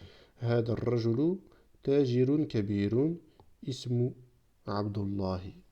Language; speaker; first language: Arabic; non-native, fluent; French